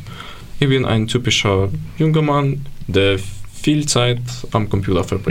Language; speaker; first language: German; non-native, fluent; Ukrainian